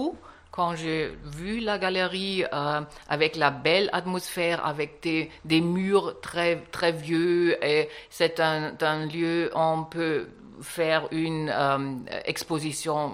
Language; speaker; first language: French; non-native, learner; German